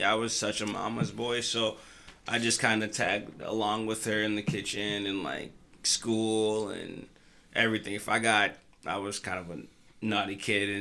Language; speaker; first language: English; native; English